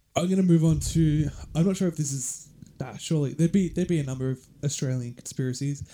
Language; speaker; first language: English; native; English